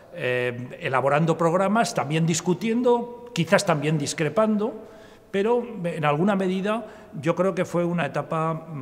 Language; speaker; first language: Spanish; native; Spanish